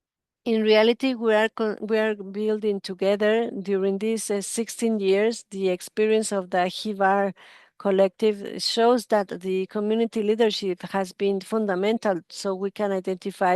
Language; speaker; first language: English; non-native, fluent; Spanish